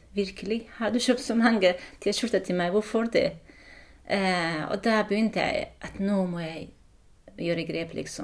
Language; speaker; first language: Norwegian; non-native, fluent; Kurdish